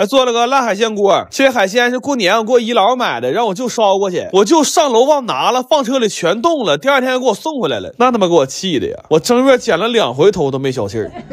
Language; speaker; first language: Chinese; native; Chinese